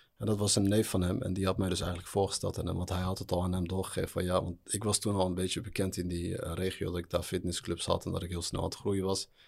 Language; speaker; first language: Dutch; early bilingual, other home language; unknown